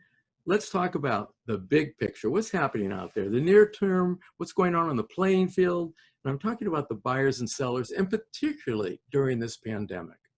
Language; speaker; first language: English; native; English